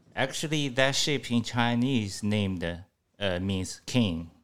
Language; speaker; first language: English; non-native, fluent; Chinese